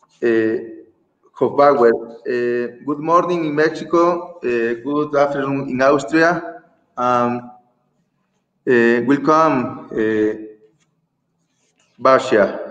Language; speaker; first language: English; non-native, learner; Spanish